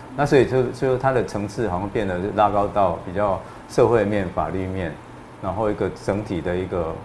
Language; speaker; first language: Chinese; native; Chinese